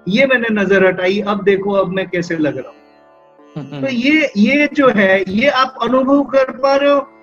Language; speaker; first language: Hindi; non-native, local second language; Gujarati